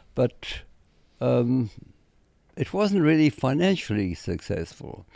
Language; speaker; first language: English; native; English